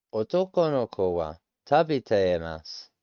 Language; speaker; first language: Japanese; non-native, learner; English